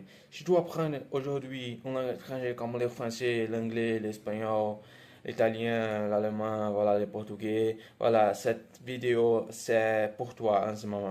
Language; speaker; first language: French; non-native, fluent; Portuguese